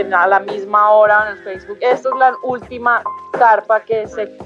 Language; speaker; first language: Spanish; native; Spanish